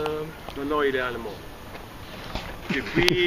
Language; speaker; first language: French; non-native, fluent; German